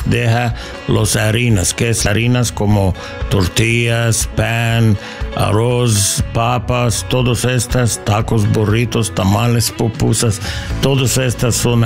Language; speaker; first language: Spanish; non-native, learner; English